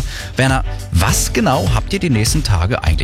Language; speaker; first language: German; native; German